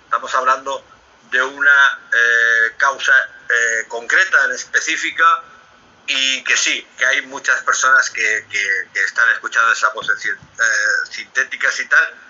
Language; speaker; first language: Spanish; native; Spanish